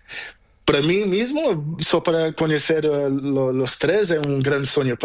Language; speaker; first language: Spanish; non-native, learner; Portuguese